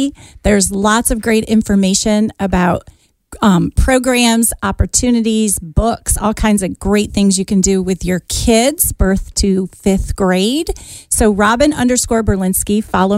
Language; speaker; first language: English; native; English